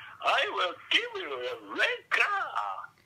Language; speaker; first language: English; non-native, learner; Chinese